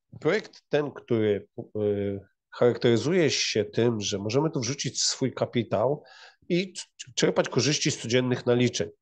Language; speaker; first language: Polish; native; Polish